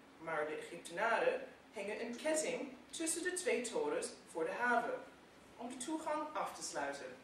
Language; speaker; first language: Dutch; non-native, fluent; English